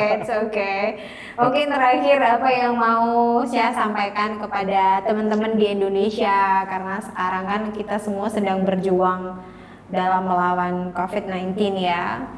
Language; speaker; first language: Indonesian; non-native, local second language; Javanese